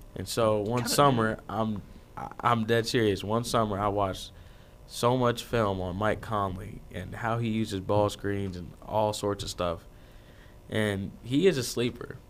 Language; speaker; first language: English; native; English